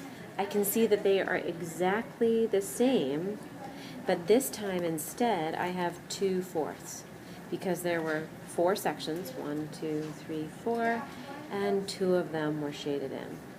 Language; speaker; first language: English; native; English